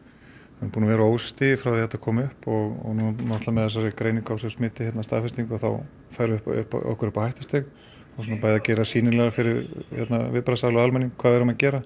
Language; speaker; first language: Icelandic; native; Icelandic